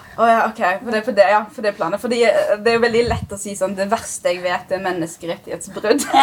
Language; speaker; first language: Norwegian; early bilingual, other home language; Arabic